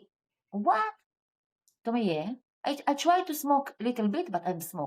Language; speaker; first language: English; non-native, learner; Hebrew